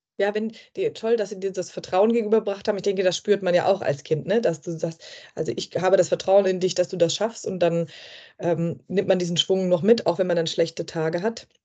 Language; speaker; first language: German; native; German